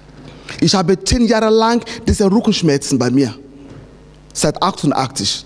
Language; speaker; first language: German; non-native, fluent; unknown